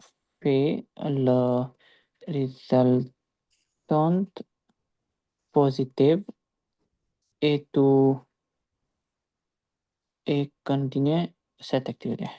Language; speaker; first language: French; non-native, learner; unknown